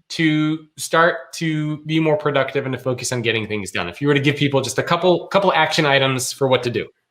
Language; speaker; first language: English; native; English